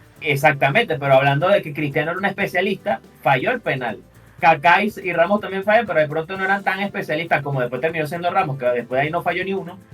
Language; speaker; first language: Spanish; native; Spanish